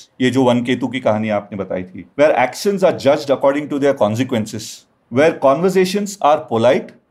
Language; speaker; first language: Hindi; non-native, local second language; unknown